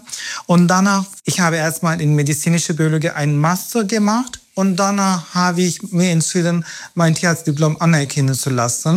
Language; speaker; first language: German; non-native, fluent; Turkish